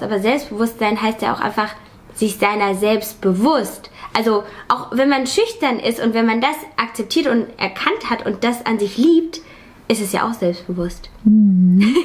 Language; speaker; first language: German; native; German